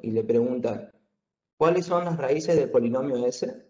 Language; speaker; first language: Spanish; native; Spanish